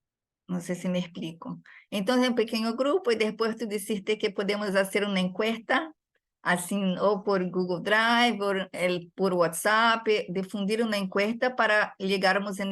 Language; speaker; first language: Spanish; non-native, fluent; Portuguese